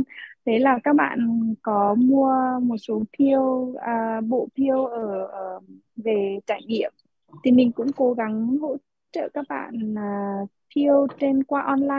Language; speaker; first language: Vietnamese; early bilingual, heritage; Vietnamese